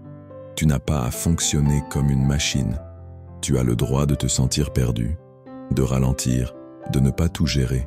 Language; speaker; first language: French; native; French